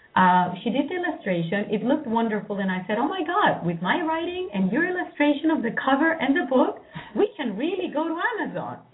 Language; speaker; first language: English; non-native, fluent; Greek